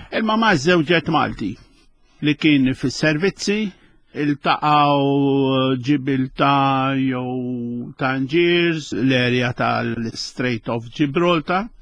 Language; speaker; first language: Maltese; early bilingual, other home language; Spanish